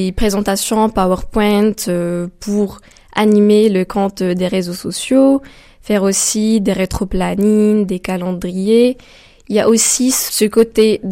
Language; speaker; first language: French; non-native, local second language; Arabic